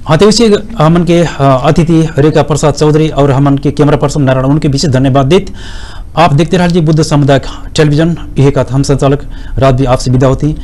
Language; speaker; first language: Bhojpuri; non-native, local second language; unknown